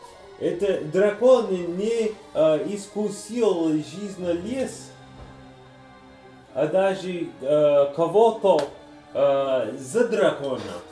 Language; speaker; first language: Russian; non-native, learner; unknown